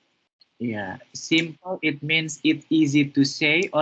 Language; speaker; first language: English; non-native, fluent; Indonesian